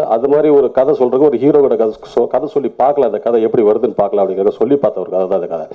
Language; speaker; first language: Tamil; native; Tamil